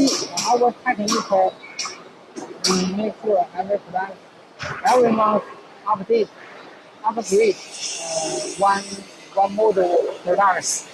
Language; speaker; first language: English; non-native, learner; Chinese